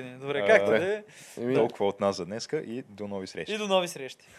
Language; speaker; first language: Bulgarian; native; Bulgarian